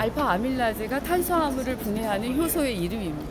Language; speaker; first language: Korean; native; Korean